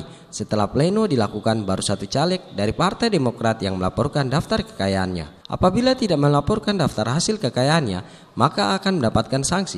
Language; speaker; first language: Indonesian; native; Indonesian